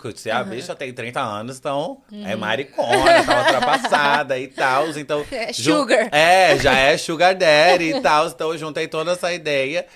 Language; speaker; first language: Portuguese; native; Portuguese